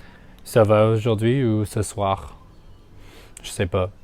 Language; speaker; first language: French; non-native, learner; English